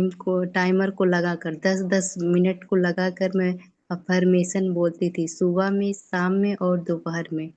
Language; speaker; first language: Hindi; native; Hindi